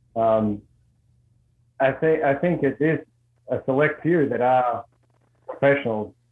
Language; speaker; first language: English; native; English